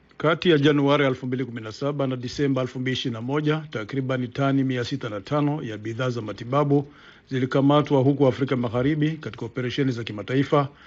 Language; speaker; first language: Swahili; non-native, local second language; Rundi